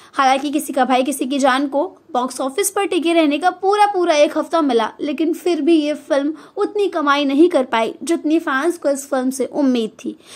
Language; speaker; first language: Hindi; native; Hindi